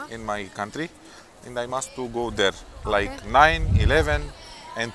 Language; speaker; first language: English; non-native, learner; Romanian